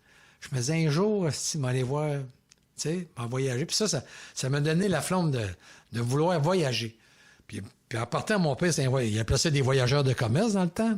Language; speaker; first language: French; native; French